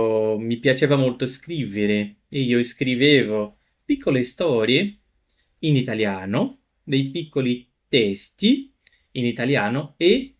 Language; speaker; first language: Italian; non-native, fluent; Portuguese